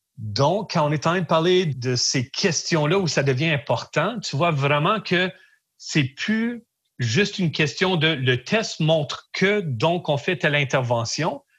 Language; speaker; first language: French; native; French